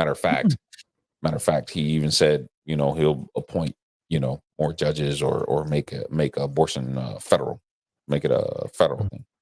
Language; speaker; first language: English; native; English